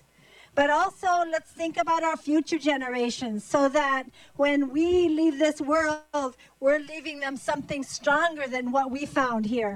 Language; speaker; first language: English; non-native, fluent; Portuguese